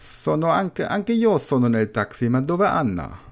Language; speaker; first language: Italian; non-native, learner; German